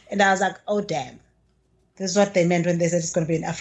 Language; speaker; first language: English; non-native, local second language; Zulu